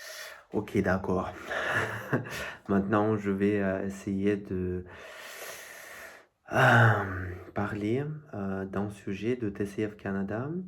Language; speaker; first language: French; non-native, fluent; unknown